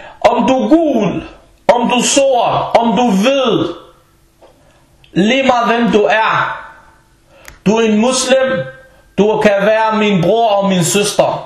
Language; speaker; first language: Danish; non-native, fluent; Arabic